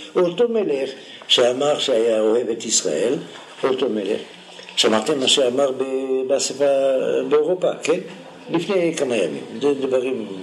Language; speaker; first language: Hebrew; non-native, fluent; French